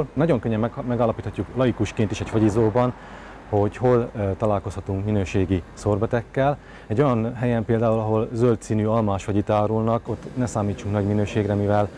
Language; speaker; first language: Hungarian; native; Hungarian